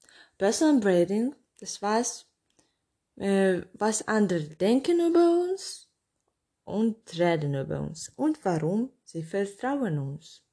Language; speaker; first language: German; non-native, learner; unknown